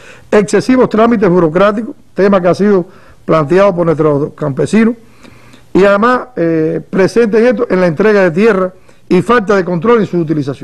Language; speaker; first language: Spanish; native; Spanish